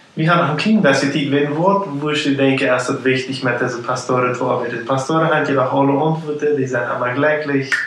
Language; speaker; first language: German; non-native, learner; Plautdietsch